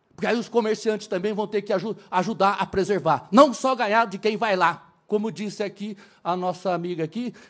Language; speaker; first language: Portuguese; native; Portuguese